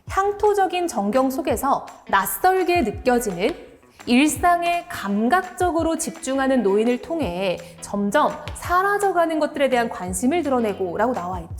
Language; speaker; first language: Korean; native; Korean